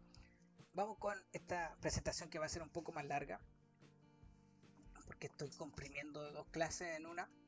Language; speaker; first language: Spanish; native; Spanish